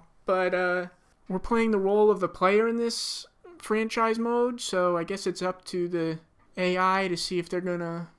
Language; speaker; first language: English; native; English